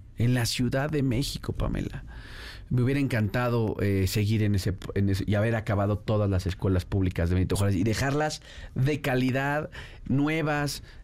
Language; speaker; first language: Spanish; native; Spanish